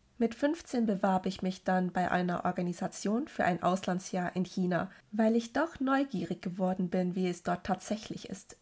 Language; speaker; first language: German; early bilingual, other home language; Cantonese